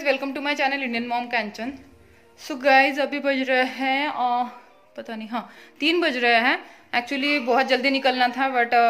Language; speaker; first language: Hindi; native; Hindi